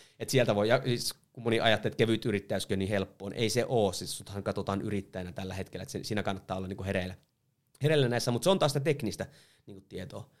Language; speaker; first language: Finnish; native; Finnish